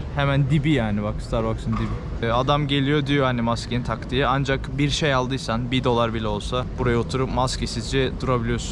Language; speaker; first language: Turkish; native; Turkish